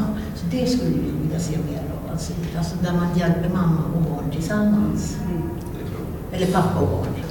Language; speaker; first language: Swedish; native; Swedish